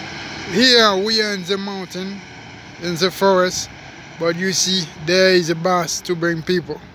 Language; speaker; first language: English; non-native, fluent; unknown